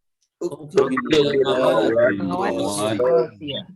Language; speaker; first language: Arabic; non-native, fluent; Indonesian